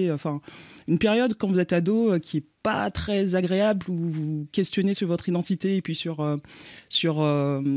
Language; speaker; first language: French; native; French